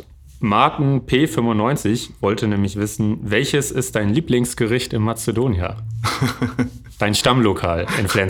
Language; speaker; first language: German; native; German